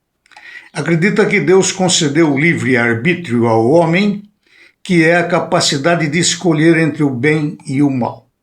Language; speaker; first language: Portuguese; native; Portuguese